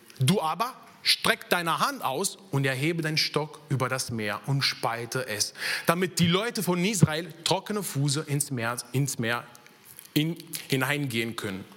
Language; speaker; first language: German; non-native, fluent; Italian